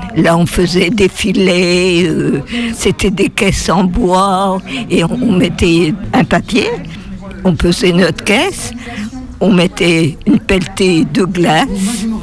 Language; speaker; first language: French; native; French